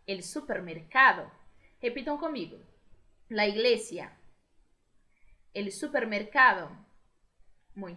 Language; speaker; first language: Spanish; non-native, fluent; Portuguese